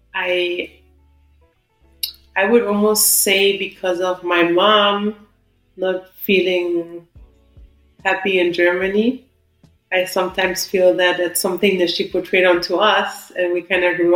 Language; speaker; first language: English; non-native, fluent; German